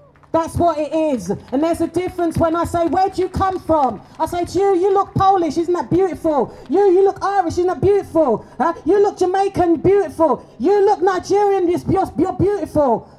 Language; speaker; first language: English; native; English